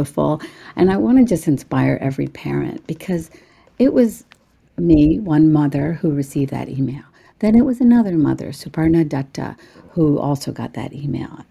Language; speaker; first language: English; early bilingual, other home language; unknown